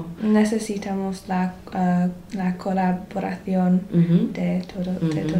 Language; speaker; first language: Spanish; non-native, learner; English